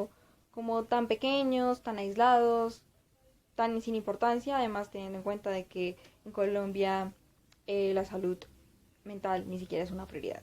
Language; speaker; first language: Spanish; native; Spanish